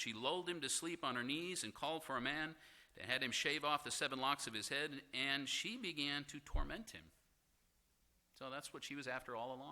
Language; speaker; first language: English; native; English